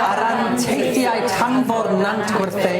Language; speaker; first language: Welsh; non-native, learner; English